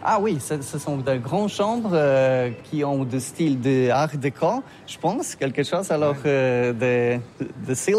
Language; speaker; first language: French; non-native, learner; Polish